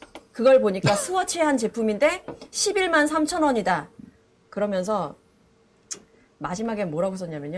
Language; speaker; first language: Korean; native; Korean